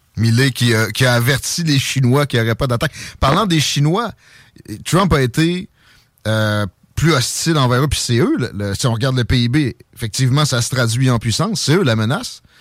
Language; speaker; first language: French; native; French